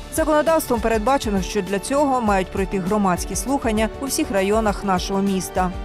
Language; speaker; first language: Ukrainian; native; Ukrainian